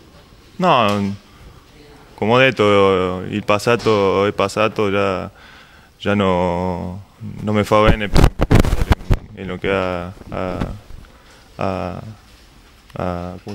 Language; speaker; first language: Italian; non-native, learner; Spanish